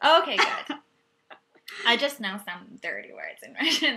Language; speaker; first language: English; non-native, fluent; Hungarian